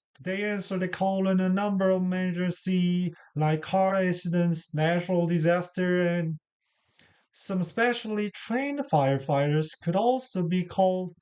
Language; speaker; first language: English; non-native, learner; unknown